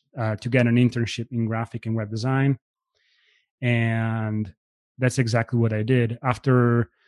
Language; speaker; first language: English; non-native, fluent; Italian